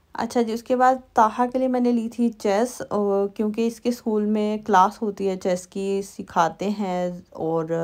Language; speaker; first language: Urdu; native; Urdu